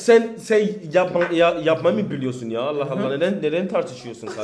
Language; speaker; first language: Turkish; non-native, learner; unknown